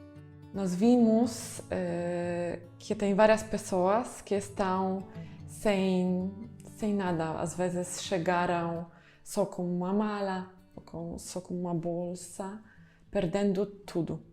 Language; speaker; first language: Portuguese; non-native, fluent; Polish